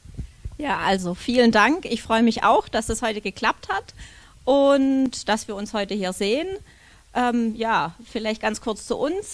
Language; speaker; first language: German; native; German